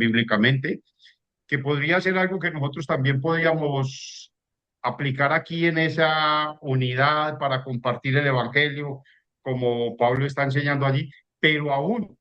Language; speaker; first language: Spanish; native; Spanish